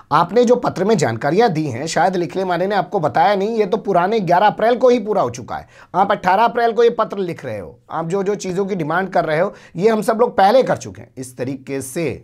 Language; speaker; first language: Hindi; native; Hindi